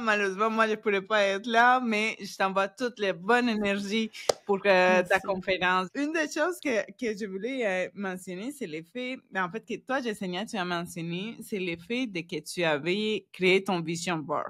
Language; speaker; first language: French; non-native, fluent; Spanish